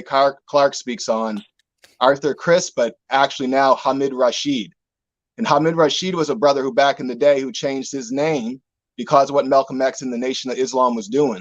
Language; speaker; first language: English; native; English